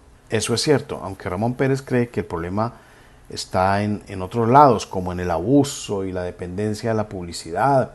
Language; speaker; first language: Spanish; native; Spanish